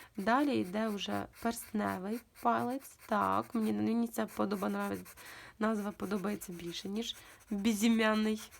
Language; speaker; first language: Ukrainian; non-native, local second language; Russian